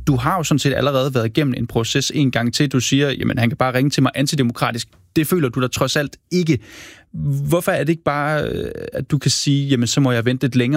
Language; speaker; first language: Danish; native; Danish